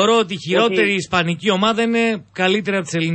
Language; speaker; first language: Greek; native; Greek